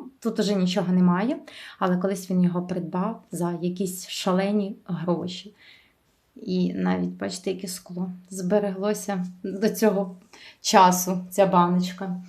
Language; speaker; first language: Ukrainian; native; Ukrainian